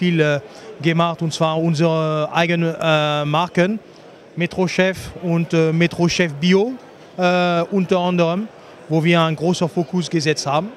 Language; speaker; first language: German; non-native, fluent; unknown